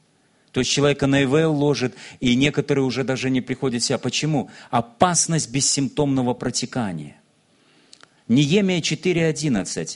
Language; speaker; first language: Russian; native; Russian